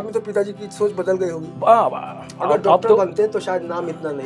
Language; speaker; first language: Hindi; native; Hindi